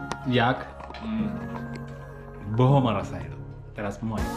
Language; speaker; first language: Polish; non-native, learner; Sinhala